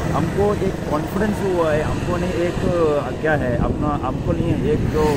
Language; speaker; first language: Hindi; non-native, local second language; Malayalam